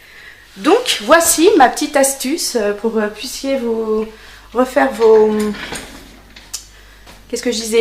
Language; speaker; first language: French; native; French